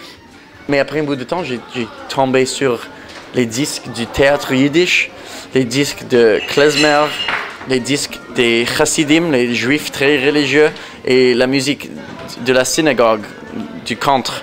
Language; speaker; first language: French; non-native, local second language; English